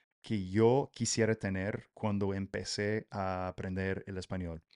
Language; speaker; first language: Spanish; non-native, fluent; English